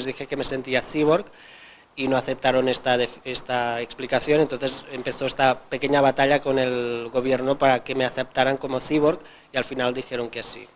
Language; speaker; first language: Spanish; non-native, local second language; Catalan